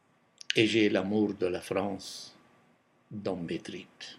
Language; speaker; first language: French; non-native, local second language; Arabic